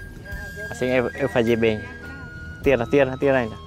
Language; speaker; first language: Portuguese; non-native, learner; Vietnamese